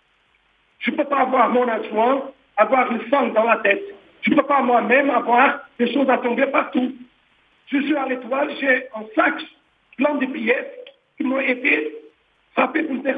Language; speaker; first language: French; non-native, learner; Portuguese